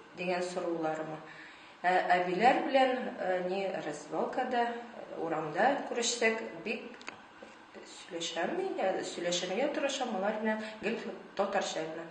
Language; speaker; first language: Tatar; non-native, local second language; Russian